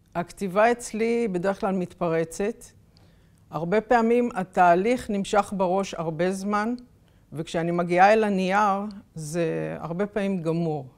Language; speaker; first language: Hebrew; native; Hebrew